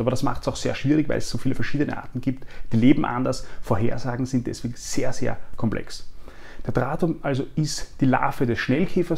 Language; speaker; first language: German; native; German